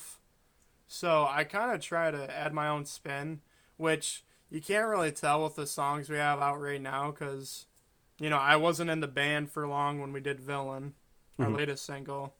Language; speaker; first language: English; native; English